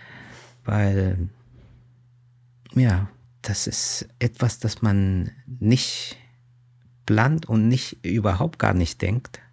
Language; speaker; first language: German; non-native, fluent; Spanish